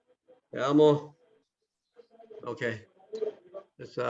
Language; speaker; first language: Spanish; non-native, learner; Korean